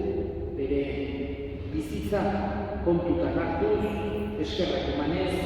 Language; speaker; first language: Basque; native; Basque